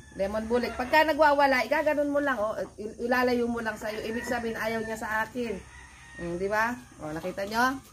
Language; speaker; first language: Filipino; non-native, local second language; Pampanga